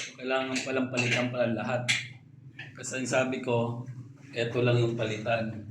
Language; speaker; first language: Filipino; native; Filipino